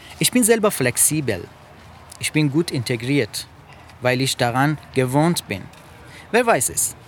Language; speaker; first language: German; non-native, fluent; Persian